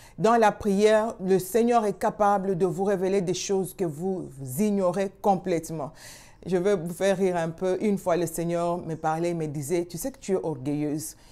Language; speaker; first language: French; non-native, local second language; Swahili